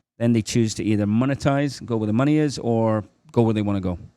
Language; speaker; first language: English; native; English